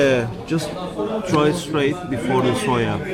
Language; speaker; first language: English; non-native, learner; Turkish